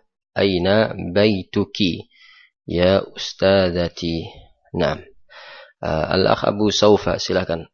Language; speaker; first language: Arabic; non-native, fluent; Indonesian